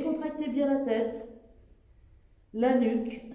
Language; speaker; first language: French; native; French